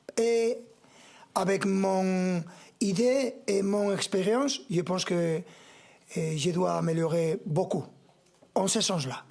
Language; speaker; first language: French; non-native, fluent; Spanish